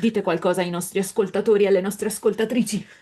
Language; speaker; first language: Italian; native; Italian